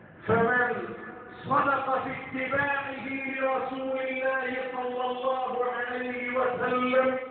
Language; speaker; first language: Arabic; native; Arabic